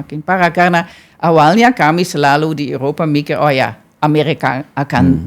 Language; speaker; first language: Indonesian; non-native, fluent; Dutch